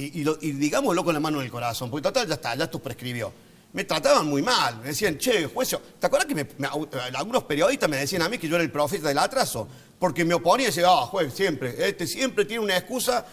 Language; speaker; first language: Spanish; native; Spanish